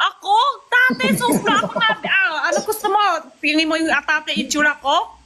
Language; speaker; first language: Filipino; non-native, learner; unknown